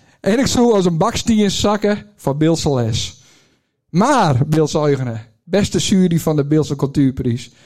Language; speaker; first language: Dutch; native; Dutch